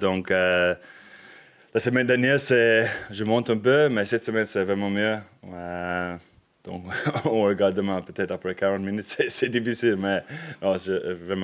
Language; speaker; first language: French; non-native, learner; English